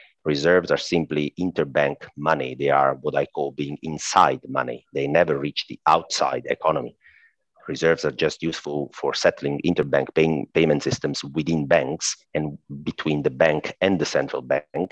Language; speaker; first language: English; non-native, fluent; Italian